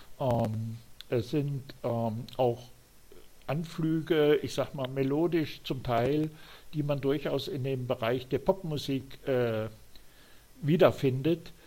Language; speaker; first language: German; native; German